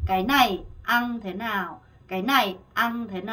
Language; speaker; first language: Vietnamese; non-native, fluent; Korean